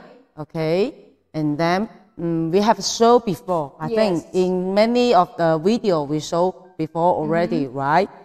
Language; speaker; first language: English; non-native, fluent; Chinese